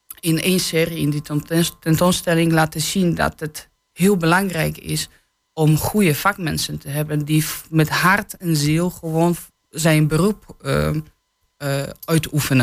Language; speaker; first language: Dutch; non-native, fluent; Polish